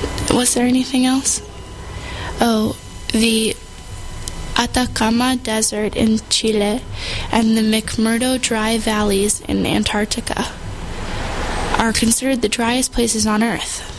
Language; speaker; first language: English; native; English